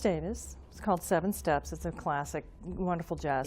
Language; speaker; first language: English; native; English